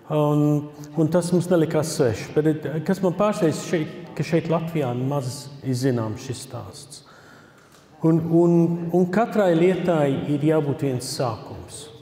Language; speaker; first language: Latvian; early bilingual, heritage; Latvian